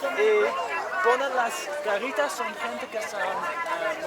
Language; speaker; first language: Spanish; non-native, learner; English